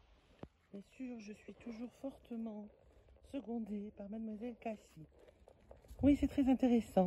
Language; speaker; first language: French; native; French